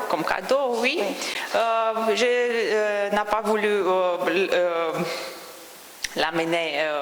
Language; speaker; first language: French; non-native, fluent; Romanian